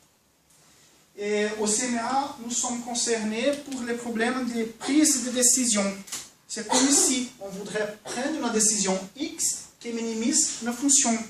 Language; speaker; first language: French; non-native, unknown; Portuguese